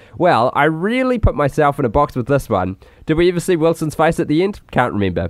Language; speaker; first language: English; native; English